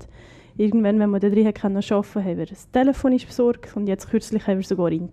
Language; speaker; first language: German; native; German